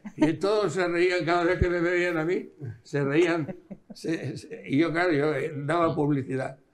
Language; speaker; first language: Spanish; native; Spanish